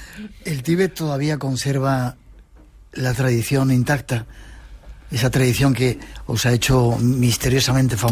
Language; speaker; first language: Spanish; native; Spanish